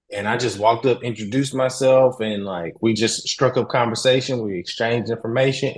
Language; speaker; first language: English; native; English